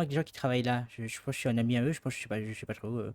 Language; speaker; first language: French; native; French